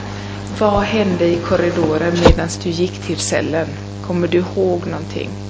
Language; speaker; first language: Swedish; non-native, fluent; Italian